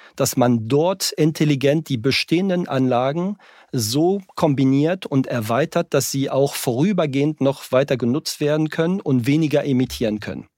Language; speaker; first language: German; non-native, fluent; French